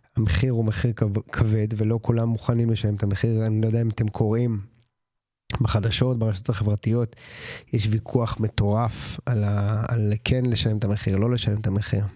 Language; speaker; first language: Hebrew; native; Hebrew